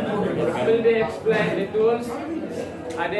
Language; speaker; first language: English; non-native, learner; Indonesian